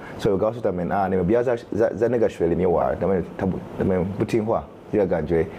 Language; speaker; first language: Chinese; non-native, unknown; English